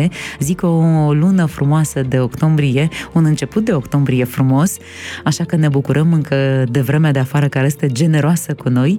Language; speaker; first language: Romanian; native; Romanian